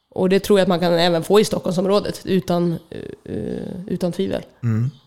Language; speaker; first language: Swedish; native; Swedish